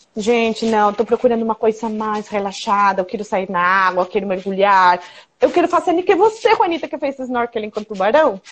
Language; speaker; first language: Portuguese; non-native, fluent; Spanish